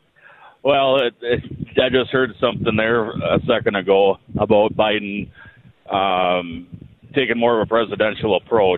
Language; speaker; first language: English; native; English